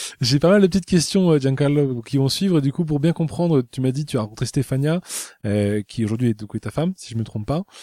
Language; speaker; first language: French; native; French